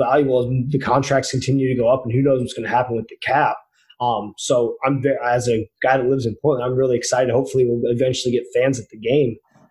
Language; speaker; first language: English; native; English